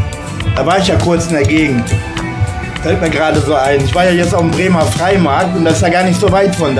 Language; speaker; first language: German; native; German